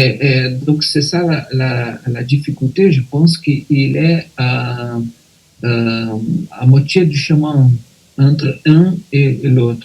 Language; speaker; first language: French; non-native, fluent; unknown